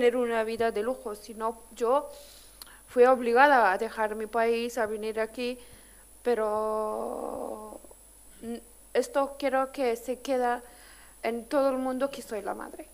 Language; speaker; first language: Spanish; non-native, fluent; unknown